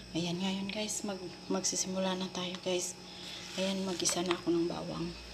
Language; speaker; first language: Filipino; non-native, local second language; Cebuano